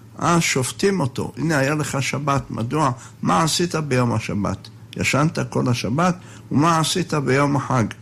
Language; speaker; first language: Hebrew; native; Hebrew